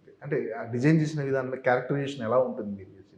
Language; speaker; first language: Telugu; native; Telugu